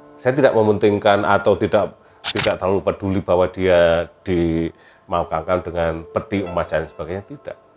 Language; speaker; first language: Indonesian; native; Indonesian